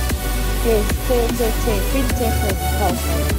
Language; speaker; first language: German; non-native, learner; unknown